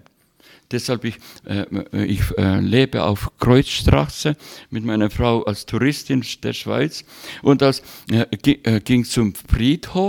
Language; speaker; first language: German; non-native, learner; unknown